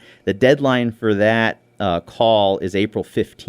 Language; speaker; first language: English; native; English